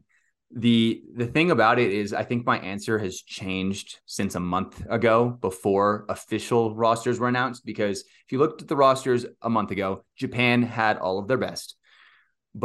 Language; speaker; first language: English; native; English